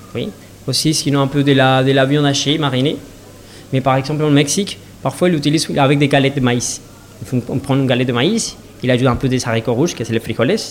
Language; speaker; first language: French; non-native, learner; Spanish